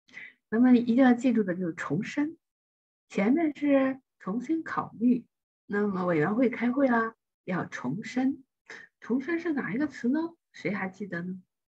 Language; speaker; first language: Chinese; native; Chinese